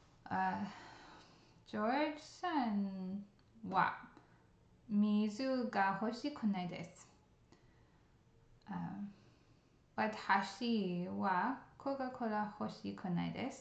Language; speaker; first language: Japanese; non-native, learner; English